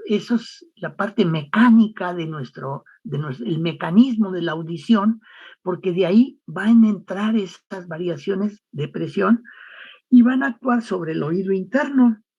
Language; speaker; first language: Spanish; native; Spanish